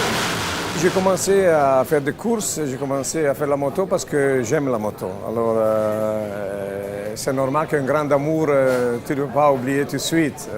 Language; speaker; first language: French; non-native, fluent; Italian